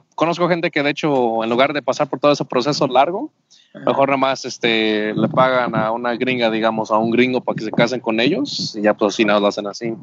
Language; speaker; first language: Spanish; native; Spanish